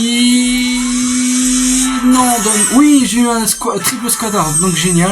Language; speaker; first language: French; native; French